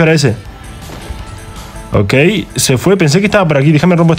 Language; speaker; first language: Spanish; native; Spanish